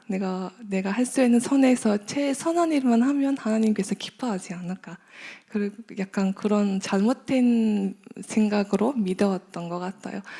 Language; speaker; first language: Korean; non-native, fluent; Mongolian